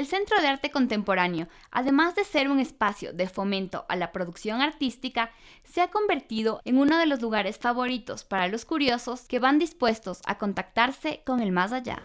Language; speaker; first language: Spanish; native; Spanish